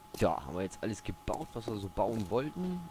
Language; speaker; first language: German; native; German